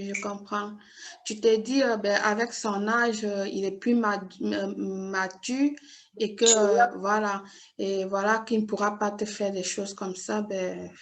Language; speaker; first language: French; native; French